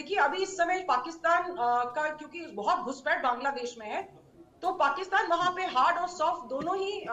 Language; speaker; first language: Hindi; native; Hindi